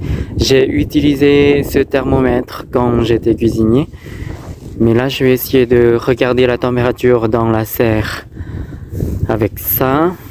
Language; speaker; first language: French; non-native, fluent; Thai